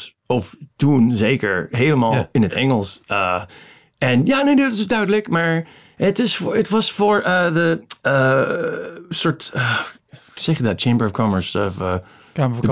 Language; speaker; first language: Dutch; non-native, fluent; English